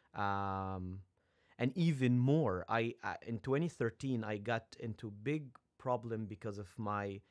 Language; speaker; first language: English; non-native, fluent; Arabic